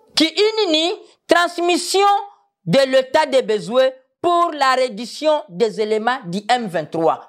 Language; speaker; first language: French; non-native, local second language; Swahili